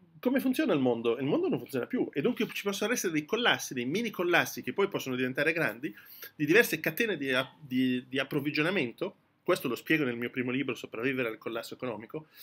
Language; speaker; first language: Italian; early bilingual, heritage; French